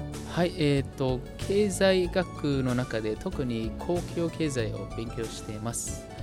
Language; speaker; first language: Japanese; non-native, fluent; Mongolian